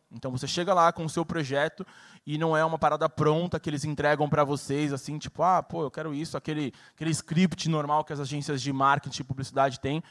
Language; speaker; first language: Portuguese; native; Portuguese